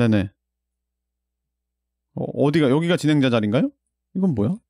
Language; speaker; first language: Korean; native; Korean